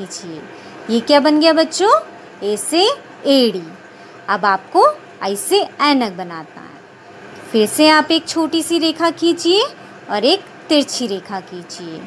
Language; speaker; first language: Hindi; native; Hindi